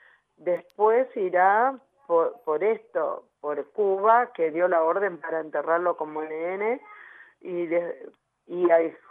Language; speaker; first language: Spanish; native; Spanish